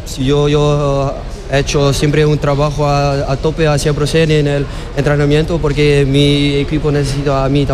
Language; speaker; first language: Spanish; non-native, fluent; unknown